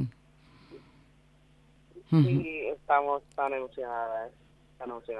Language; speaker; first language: Spanish; non-native, learner; English